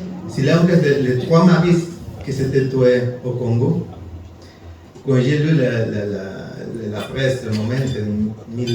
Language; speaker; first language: French; non-native, learner; Spanish